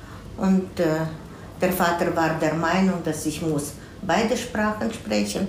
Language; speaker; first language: German; non-native, fluent; Russian